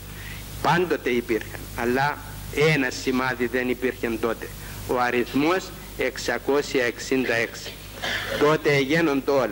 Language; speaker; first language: Greek; native; Greek